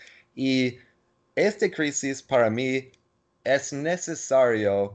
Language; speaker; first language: Spanish; non-native, learner; English